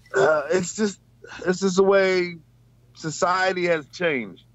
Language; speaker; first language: English; native; English